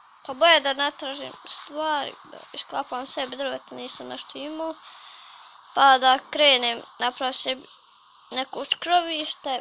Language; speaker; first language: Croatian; early bilingual, heritage; Bosnian